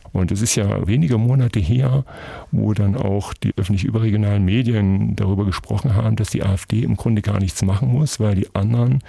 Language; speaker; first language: German; native; German